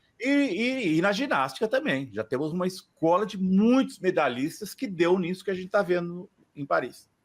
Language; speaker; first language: Portuguese; native; Portuguese